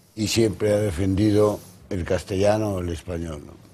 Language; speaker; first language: Spanish; non-native, local second language; Galician